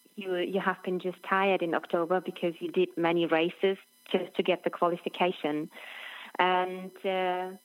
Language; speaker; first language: English; non-native, fluent; German